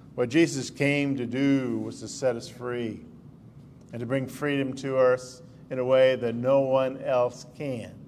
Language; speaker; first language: English; native; English